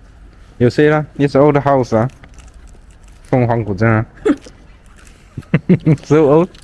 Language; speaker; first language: English; non-native, learner; Chinese